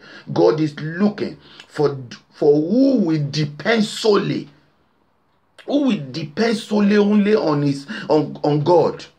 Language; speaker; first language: English; non-native, local second language; Yoruba